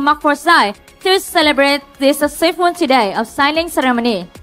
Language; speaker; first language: English; non-native, fluent; Vietnamese